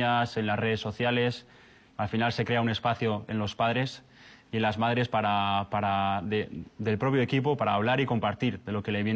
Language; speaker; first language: Spanish; native; Spanish